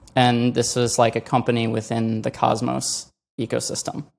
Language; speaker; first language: English; native; English